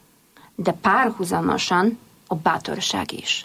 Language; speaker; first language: Hungarian; non-native, fluent; Polish